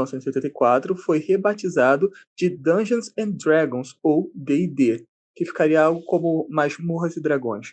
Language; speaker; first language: Portuguese; native; Portuguese